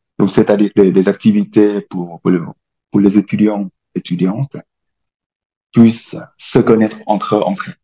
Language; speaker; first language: French; non-native, fluent; Vietnamese